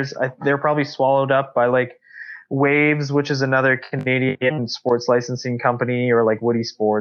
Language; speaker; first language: English; native; English